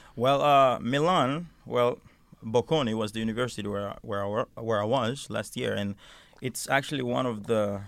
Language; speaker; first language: English; non-native, fluent; Finnish